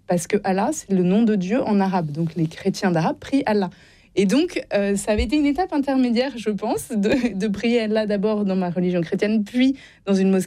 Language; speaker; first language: French; native; French